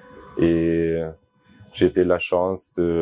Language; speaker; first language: French; non-native, learner; German